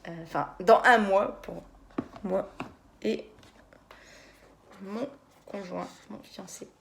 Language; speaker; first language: French; native; French